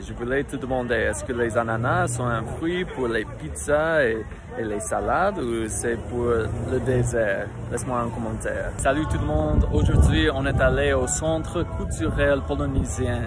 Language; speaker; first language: French; non-native, fluent; English